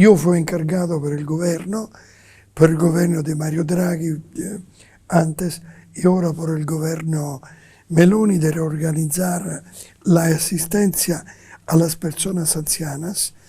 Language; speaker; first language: Spanish; non-native, fluent; Italian